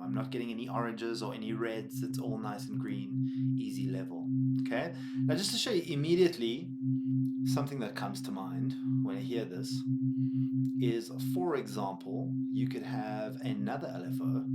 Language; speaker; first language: English; native; English